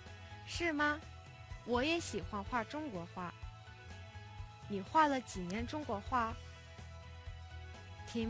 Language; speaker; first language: Chinese; non-native, fluent; Mongolian